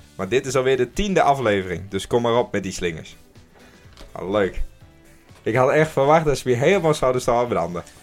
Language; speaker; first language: Dutch; non-native, local second language; Western Frisian